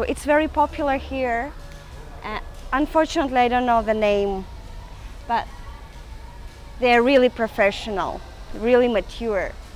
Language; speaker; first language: English; non-native, fluent; Russian